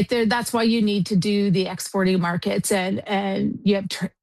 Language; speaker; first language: English; native; English